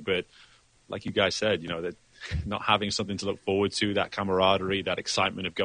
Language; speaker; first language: English; native; English